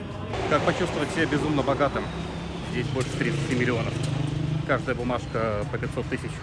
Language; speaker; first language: Russian; native; Russian